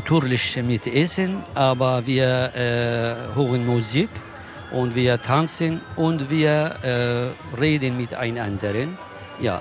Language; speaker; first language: German; non-native, local second language; Kurdish